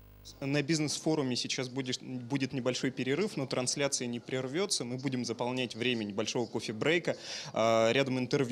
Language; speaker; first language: Russian; native; Russian